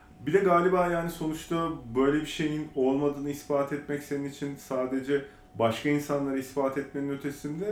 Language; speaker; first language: Turkish; native; Turkish